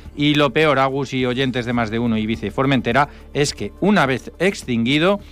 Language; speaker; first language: Spanish; native; Spanish